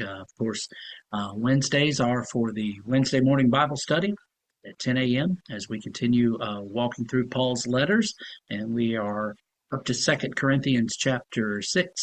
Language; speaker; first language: English; native; English